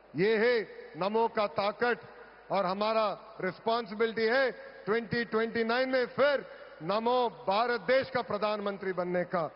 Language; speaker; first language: Hindi; non-native, local second language; Telugu